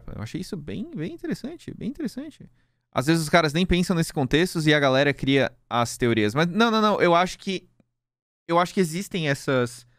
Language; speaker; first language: Portuguese; native; Portuguese